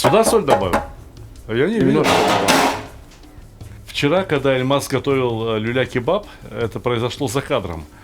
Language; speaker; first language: Russian; native; Russian